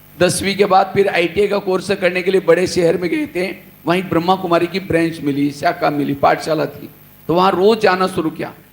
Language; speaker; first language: Hindi; non-native, local second language; Marathi